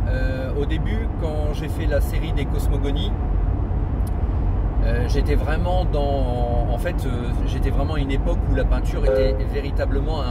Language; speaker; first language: French; native; French